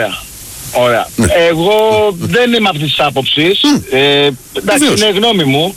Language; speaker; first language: Greek; native; Greek